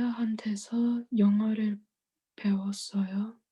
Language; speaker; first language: Korean; non-native, learner; English